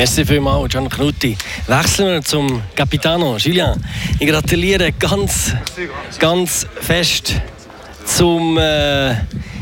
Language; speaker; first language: German; native; German